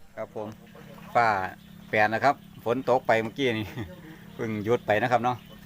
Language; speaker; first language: Thai; native; Thai